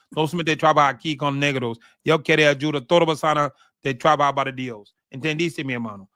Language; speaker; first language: Spanish; non-native, learner; English